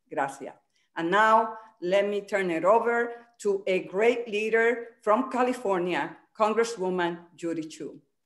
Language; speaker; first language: English; early bilingual, other home language; Spanish